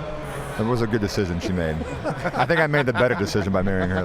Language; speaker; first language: English; native; English